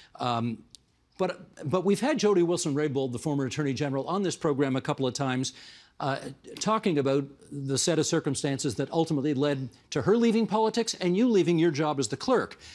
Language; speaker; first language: English; native; English